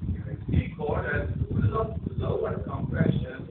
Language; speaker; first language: English; non-native, local second language; Telugu